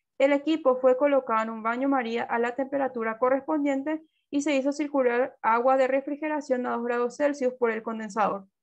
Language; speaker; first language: Spanish; native; Spanish